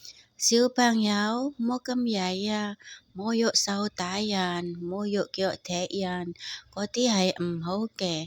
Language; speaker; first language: Cantonese; non-native, learner; Indonesian